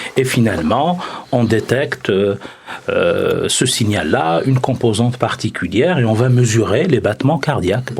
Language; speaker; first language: French; non-native, local second language; Arabic